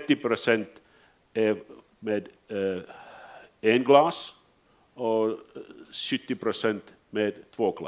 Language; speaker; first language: Swedish; non-native, learner; Finnish